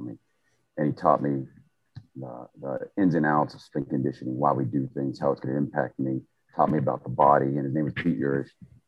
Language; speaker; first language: English; native; English